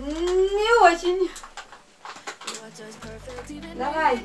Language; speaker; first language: Russian; native; Russian